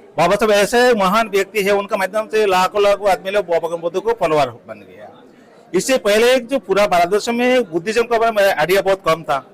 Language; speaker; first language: Hindi; non-native, fluent; Bangla